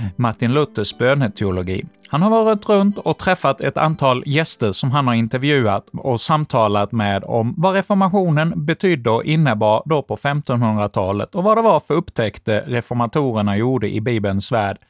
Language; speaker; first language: Swedish; native; Swedish